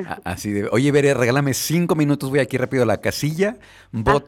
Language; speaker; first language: Spanish; native; Spanish